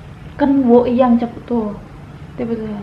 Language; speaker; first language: Chinese; non-native, learner; Javanese